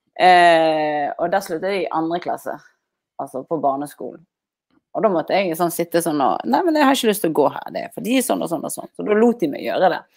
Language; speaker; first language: Norwegian; native; Norwegian